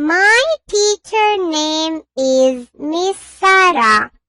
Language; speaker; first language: English; non-native, learner; Urdu